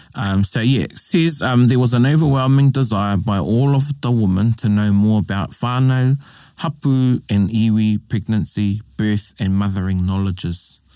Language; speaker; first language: English; native; English